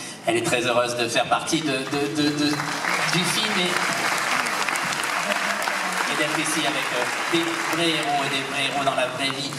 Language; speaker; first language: French; native; French